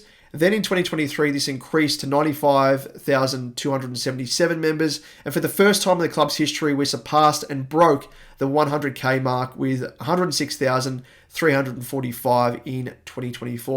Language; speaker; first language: English; native; English